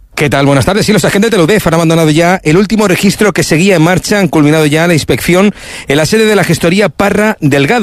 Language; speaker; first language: Spanish; native; Spanish